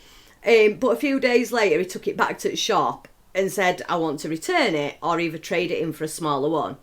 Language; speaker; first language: English; native; English